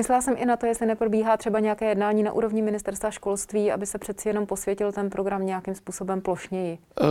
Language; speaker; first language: Czech; native; Czech